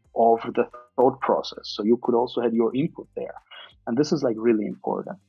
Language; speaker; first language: English; non-native, fluent; Armenian